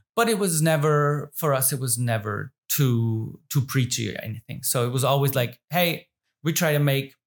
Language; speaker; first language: English; non-native, fluent; German